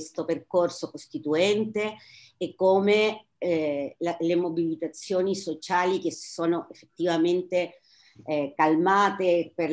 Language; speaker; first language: Italian; non-native, fluent; Spanish